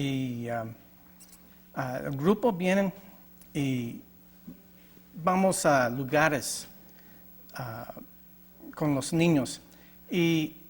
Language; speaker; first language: Spanish; non-native, learner; English